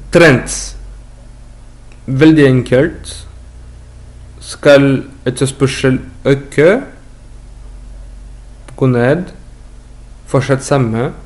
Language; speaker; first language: Norwegian; non-native, learner; French